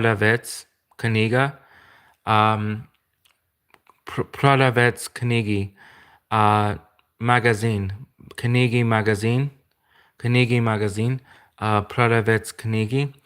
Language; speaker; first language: Russian; non-native, learner; English